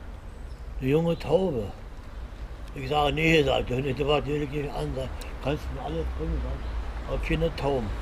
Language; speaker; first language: German; native; German